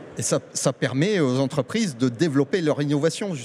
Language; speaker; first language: French; native; French